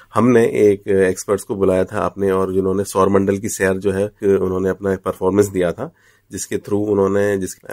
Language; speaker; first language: Hindi; native; Hindi